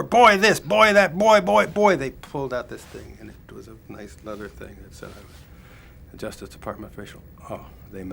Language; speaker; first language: English; native; English